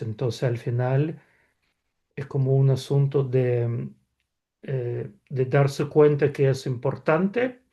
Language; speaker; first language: Spanish; non-native, fluent; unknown